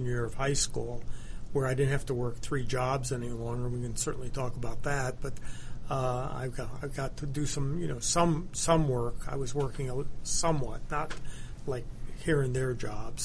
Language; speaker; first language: English; native; English